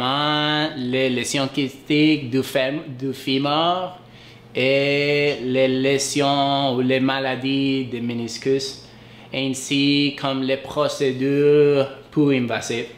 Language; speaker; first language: French; non-native, learner; Spanish